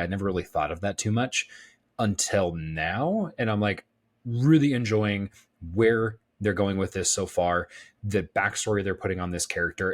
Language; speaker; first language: English; native; English